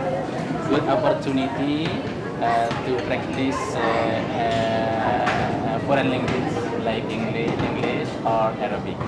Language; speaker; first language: English; non-native, fluent; Indonesian